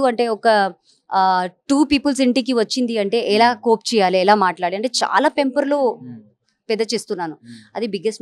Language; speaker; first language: Telugu; non-native, learner; Hindi